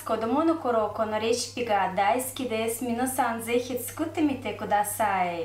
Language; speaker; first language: Japanese; non-native, learner; Russian